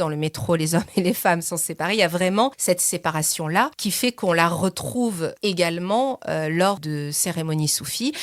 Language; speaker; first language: French; early bilingual, other home language; Persian